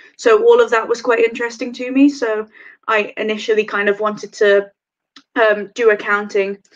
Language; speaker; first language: English; native; English